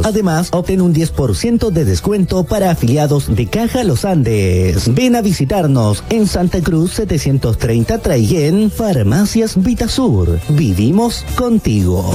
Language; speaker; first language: Spanish; native; Spanish